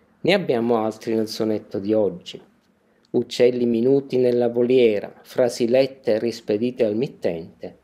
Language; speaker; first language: Italian; native; Italian